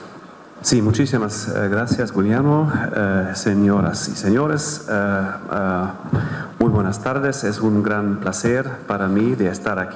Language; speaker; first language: Spanish; non-native, fluent; German